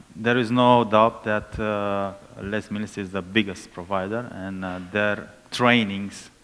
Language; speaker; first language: English; non-native, fluent; Romanian